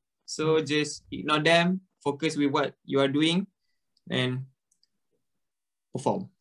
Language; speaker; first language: English; non-native, local second language; Malay